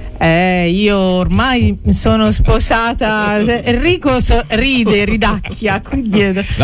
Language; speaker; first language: Italian; native; Italian